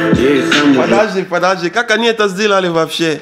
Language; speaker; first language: Russian; non-native, learner; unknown